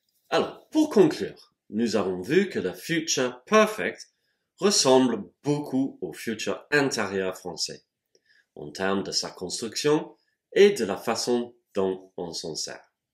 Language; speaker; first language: French; non-native, fluent; English